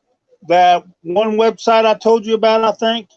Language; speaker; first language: English; native; English